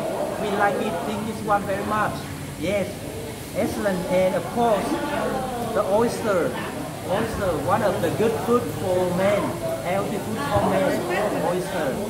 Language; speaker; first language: English; non-native, fluent; Vietnamese